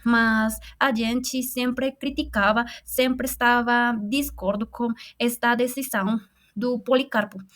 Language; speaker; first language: Portuguese; non-native, fluent; Spanish